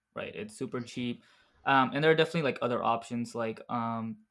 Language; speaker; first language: English; early bilingual, other home language; Arabic